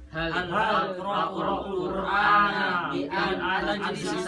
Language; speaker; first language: Arabic; non-native, learner; Indonesian